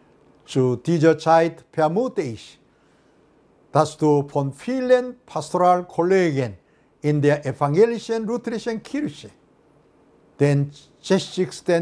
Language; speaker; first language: German; non-native, fluent; Korean